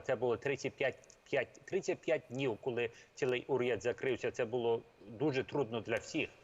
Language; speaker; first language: Ukrainian; early bilingual, heritage; Ukrainian